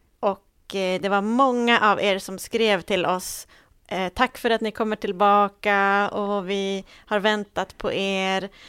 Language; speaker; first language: Swedish; native; Swedish